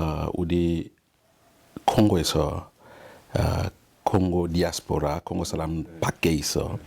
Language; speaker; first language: Korean; non-native, learner; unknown